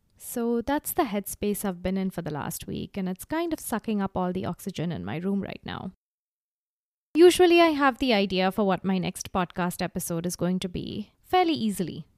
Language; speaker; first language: English; non-native, local second language; Gujarati